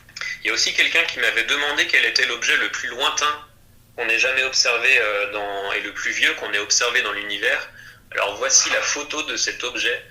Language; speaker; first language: French; native; French